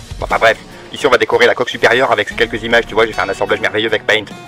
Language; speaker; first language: French; native; French